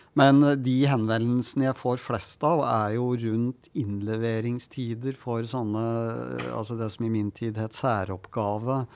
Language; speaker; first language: Norwegian; native; Norwegian